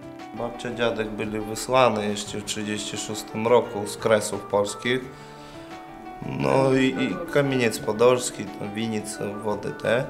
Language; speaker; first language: Polish; non-native, fluent; Russian